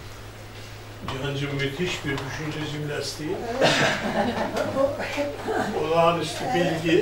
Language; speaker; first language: Turkish; native; Turkish